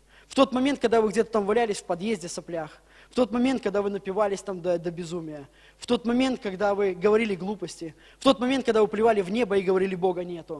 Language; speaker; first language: Russian; native; Russian